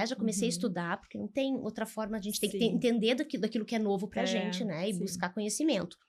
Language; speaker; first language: Portuguese; native; Portuguese